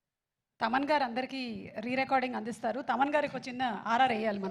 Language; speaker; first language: Telugu; native; Telugu